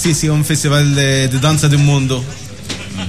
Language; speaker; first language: Spanish; non-native, learner; Arabic